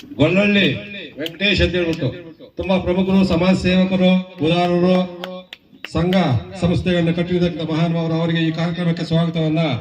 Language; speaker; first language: Kannada; native; Kannada